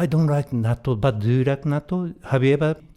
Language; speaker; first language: English; non-native, learner; Japanese